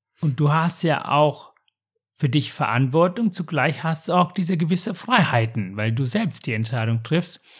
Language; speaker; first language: German; non-native, fluent; Tamil